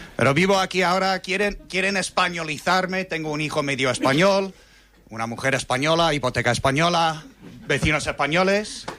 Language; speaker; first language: Spanish; non-native, fluent; English